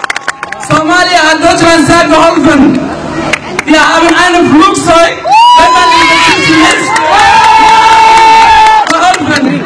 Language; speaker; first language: German; non-native, learner; Somali